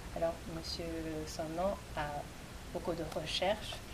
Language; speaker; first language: French; non-native, fluent; Japanese